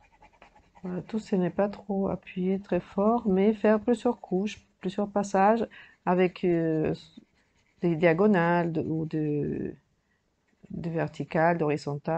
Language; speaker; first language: French; native; French